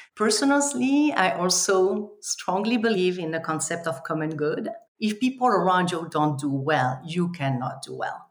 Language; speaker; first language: English; non-native, fluent; French